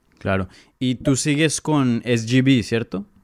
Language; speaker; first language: Spanish; native; Spanish